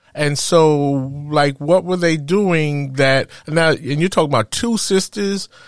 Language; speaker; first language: English; native; English